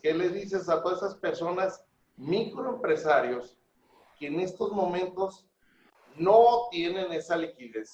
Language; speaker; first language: Spanish; native; Spanish